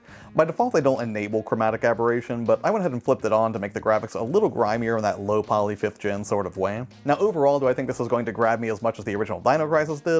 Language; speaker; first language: English; native; English